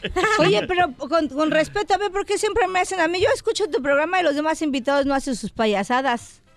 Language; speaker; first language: Spanish; native; Spanish